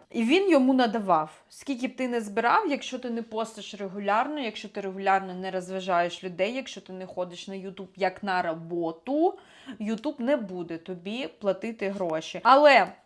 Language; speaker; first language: Ukrainian; non-native, local second language; Russian